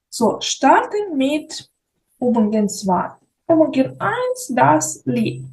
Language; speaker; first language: German; non-native, fluent; Ukrainian